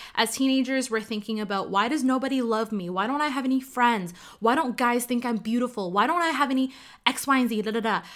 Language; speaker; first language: English; early bilingual, other home language; Cantonese